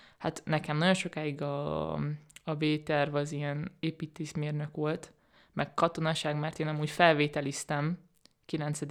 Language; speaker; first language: Hungarian; native; Hungarian